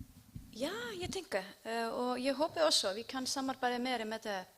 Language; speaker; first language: Danish; non-native, learner; Icelandic